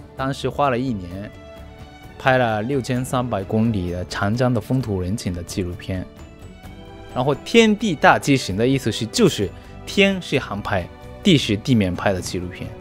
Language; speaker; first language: Chinese; non-native, fluent; Japanese